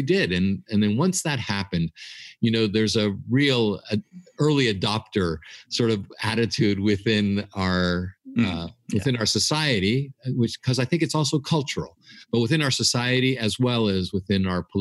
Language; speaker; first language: English; native; English